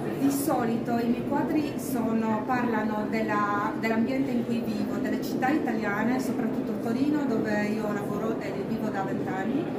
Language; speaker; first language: Italian; non-native, fluent; Romanian